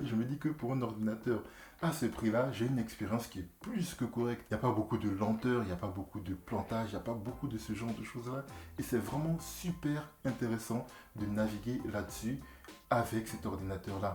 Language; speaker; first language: French; native; French